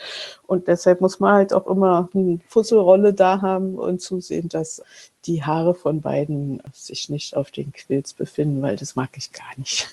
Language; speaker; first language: German; native; German